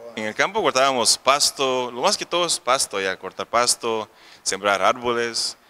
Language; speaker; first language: Spanish; native; Spanish